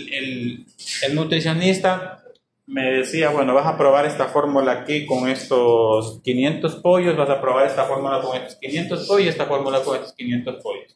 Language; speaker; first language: Spanish; native; Spanish